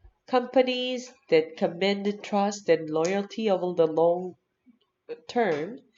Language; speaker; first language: English; non-native, fluent; Korean